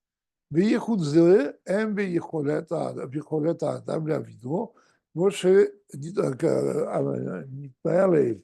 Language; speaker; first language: Hebrew; non-native, fluent; French